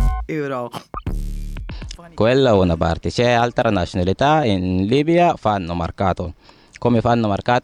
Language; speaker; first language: Italian; non-native, learner; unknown